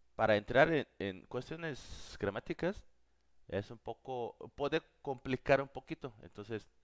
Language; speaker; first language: Spanish; non-native, fluent; Korean